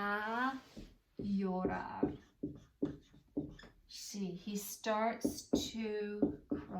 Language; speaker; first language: Spanish; non-native, fluent; English